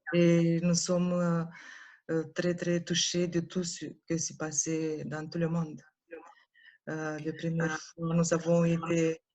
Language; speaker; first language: French; non-native, learner; Romanian